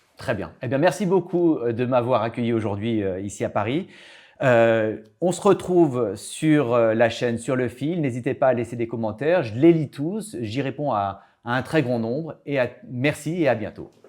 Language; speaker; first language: French; native; French